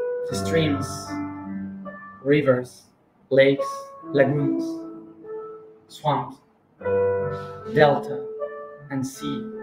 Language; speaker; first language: English; non-native, fluent; Spanish